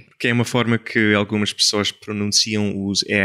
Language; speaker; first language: Portuguese; non-native, fluent; English